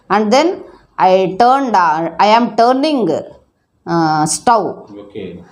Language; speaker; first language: English; non-native, learner; Telugu